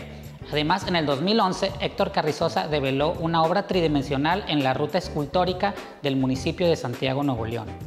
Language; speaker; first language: Spanish; native; Spanish